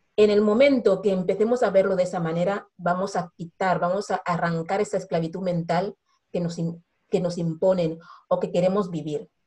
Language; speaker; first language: Spanish; non-native, local second language; Fang